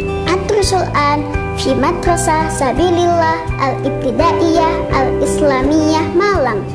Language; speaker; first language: Arabic; non-native, learner; Indonesian